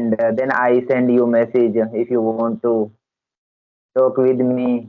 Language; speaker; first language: English; non-native, learner; Hindi